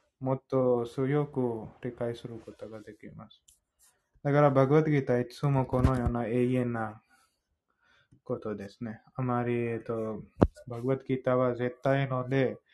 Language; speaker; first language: Japanese; non-native, fluent; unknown